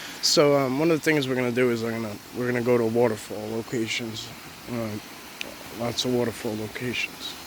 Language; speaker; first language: English; native; English